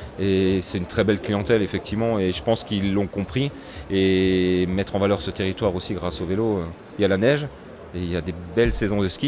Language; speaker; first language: French; native; French